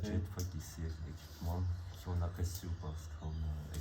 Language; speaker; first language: French; non-native, learner; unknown